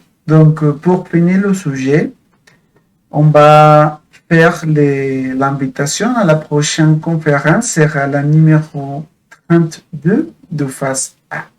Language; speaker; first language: French; non-native, fluent; Spanish